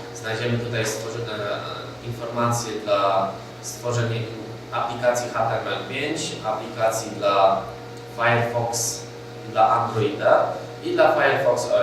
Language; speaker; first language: Polish; native; Polish